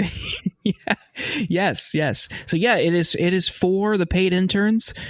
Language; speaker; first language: English; native; English